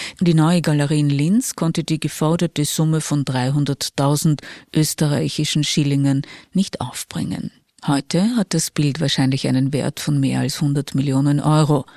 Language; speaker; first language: German; native; German